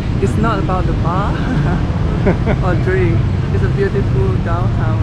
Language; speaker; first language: English; non-native, learner; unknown